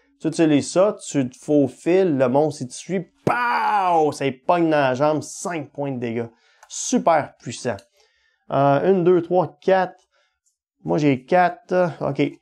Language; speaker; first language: French; native; French